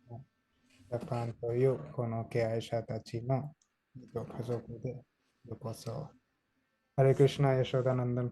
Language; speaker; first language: Japanese; non-native, fluent; Hindi